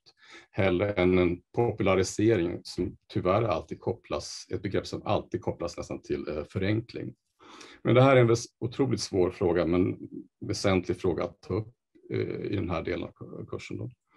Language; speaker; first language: Swedish; native; Swedish